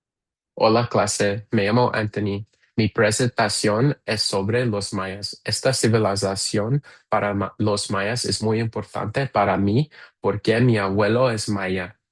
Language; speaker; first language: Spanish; non-native, learner; English